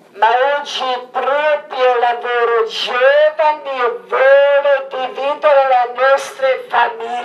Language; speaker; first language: Italian; non-native, learner; Croatian